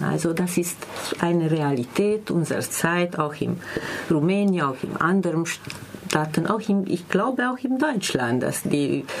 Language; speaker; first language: German; non-native, learner; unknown